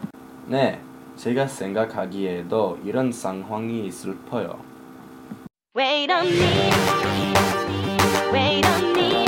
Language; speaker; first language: Korean; non-native, learner; English